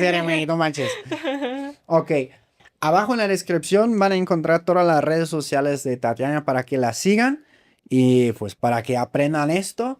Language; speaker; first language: Spanish; non-native, fluent; German